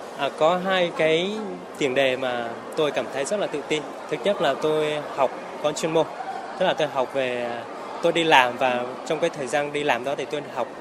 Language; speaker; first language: Vietnamese; non-native, local second language; Hmong